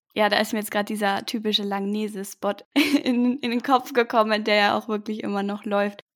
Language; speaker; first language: German; native; German